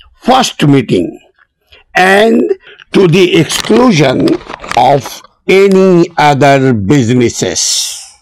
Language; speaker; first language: English; non-native, local second language; Urdu